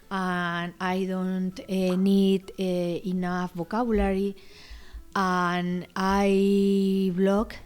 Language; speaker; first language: English; non-native, learner; Spanish